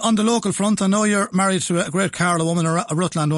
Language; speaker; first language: English; native; English